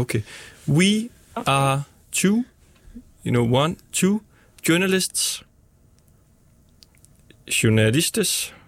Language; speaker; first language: English; non-native, learner; Danish